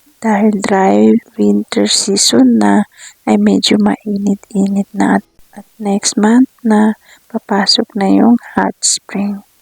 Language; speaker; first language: Filipino; native; Filipino